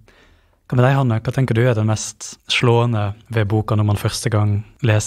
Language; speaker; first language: Norwegian; native; Norwegian